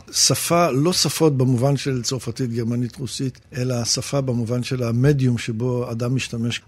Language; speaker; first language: Hebrew; early bilingual, other home language; English